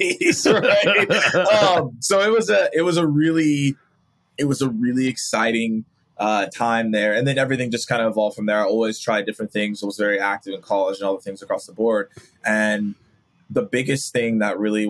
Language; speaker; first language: English; native; English